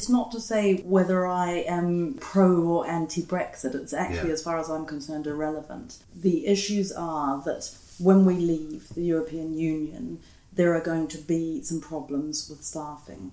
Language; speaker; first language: English; native; English